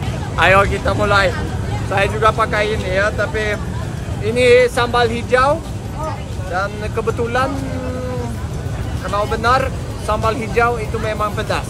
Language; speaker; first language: Indonesian; non-native, fluent; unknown